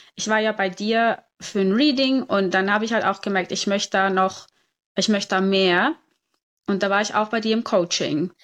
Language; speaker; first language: German; native; German